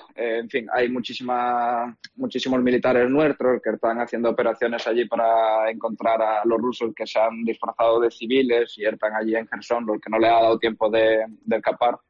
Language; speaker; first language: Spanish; early bilingual, other home language; Ukrainian